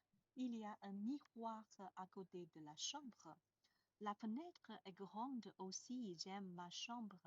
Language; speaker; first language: French; non-native, learner; Chinese